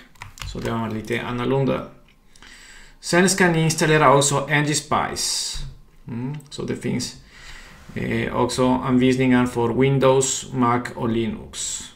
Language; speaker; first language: Swedish; non-native, fluent; Spanish